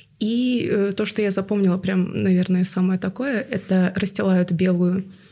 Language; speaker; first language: Russian; non-native, local second language; Tuvinian